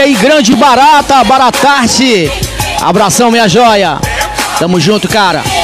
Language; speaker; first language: Portuguese; native; Portuguese